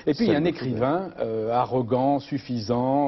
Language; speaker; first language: French; native; French